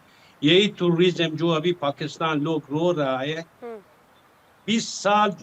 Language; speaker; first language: Hindi; non-native, fluent; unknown